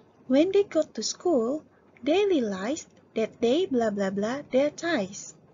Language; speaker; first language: English; non-native, fluent; Indonesian